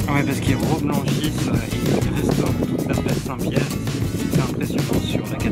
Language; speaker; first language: French; native; French